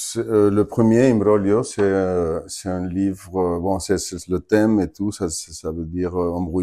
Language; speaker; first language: French; non-native, fluent; Spanish